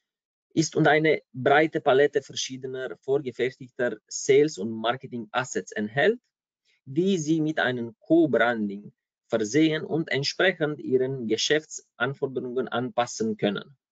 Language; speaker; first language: German; non-native, fluent; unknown